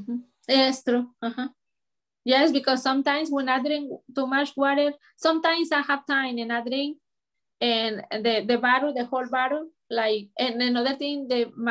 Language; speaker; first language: English; non-native, learner; Spanish